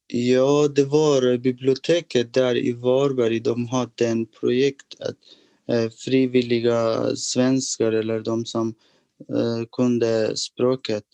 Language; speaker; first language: Swedish; non-native, fluent; Persian